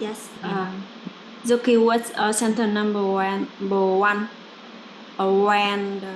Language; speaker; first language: English; non-native, learner; Vietnamese